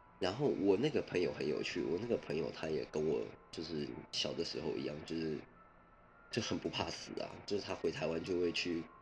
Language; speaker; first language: Chinese; early bilingual, other home language; Min Nan Chinese